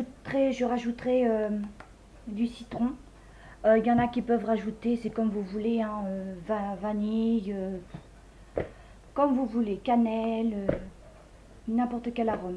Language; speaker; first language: French; native; French